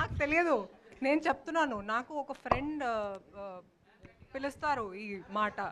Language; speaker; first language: Telugu; non-native, fluent; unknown